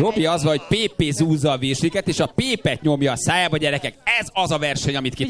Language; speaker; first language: Hungarian; native; Hungarian